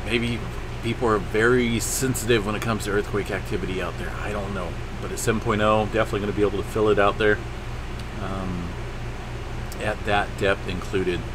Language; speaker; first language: English; native; English